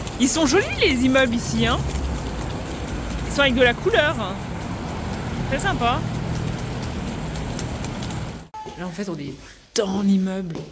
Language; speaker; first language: French; native; French